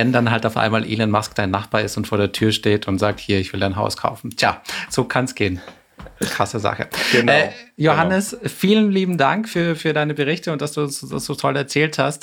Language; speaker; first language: German; native; German